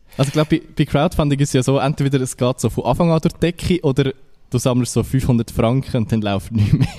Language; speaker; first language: German; native; German